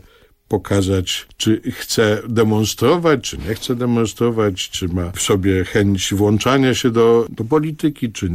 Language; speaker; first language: Polish; native; Polish